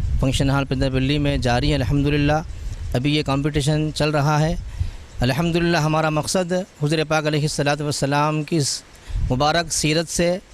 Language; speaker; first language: Urdu; native; Urdu